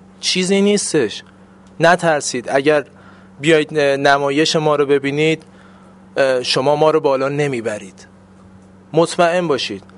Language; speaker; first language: Persian; native; Persian